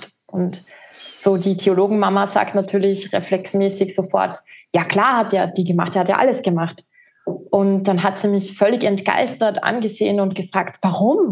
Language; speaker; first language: German; native; German